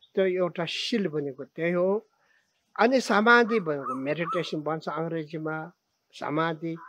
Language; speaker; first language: Nepali; non-native, local second language; Tibetan